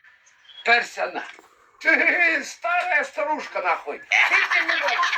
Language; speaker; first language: Russian; non-native, learner; Lithuanian